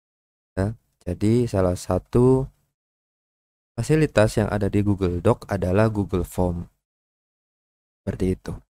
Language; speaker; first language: Indonesian; native; Indonesian